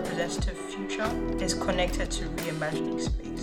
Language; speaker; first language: English; non-native, local second language; Akan